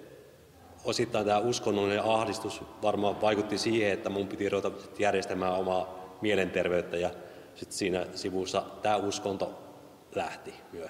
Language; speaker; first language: Finnish; native; Finnish